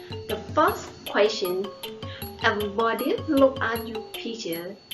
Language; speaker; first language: English; non-native, learner; Thai